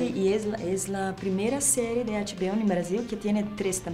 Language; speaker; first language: Spanish; non-native, fluent; Portuguese